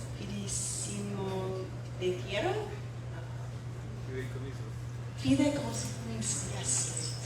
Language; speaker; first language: Spanish; non-native, fluent; English